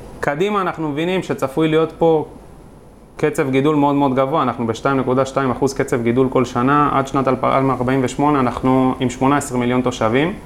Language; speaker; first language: Hebrew; native; Hebrew